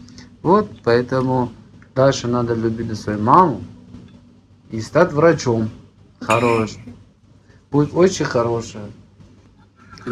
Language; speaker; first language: Russian; non-native, fluent; Persian